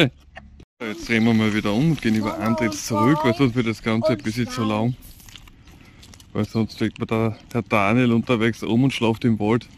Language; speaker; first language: German; native; German